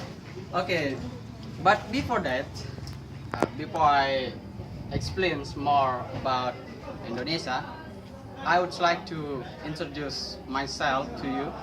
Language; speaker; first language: English; non-native, learner; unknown